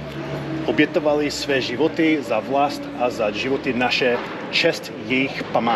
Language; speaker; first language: Czech; non-native, fluent; English